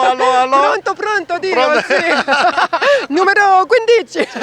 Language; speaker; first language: Italian; non-native, learner; French